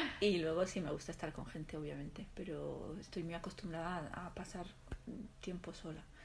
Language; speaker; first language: Spanish; non-native, fluent; Arabic